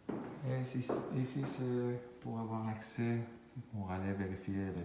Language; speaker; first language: French; non-native, fluent; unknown